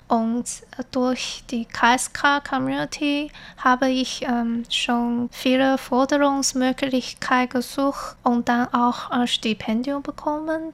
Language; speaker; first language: German; non-native, fluent; Chinese